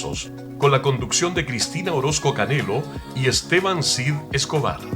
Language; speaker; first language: Spanish; native; Spanish